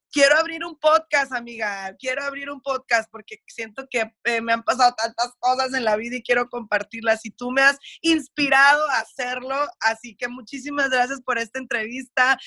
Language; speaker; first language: Spanish; early bilingual, heritage; Spanish